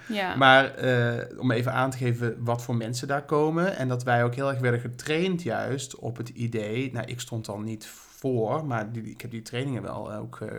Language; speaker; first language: Dutch; native; Dutch